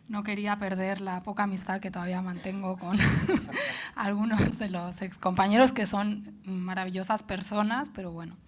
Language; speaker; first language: Spanish; non-native, local second language; Catalan